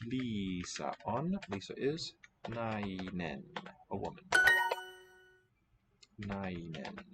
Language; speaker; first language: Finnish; non-native, learner; English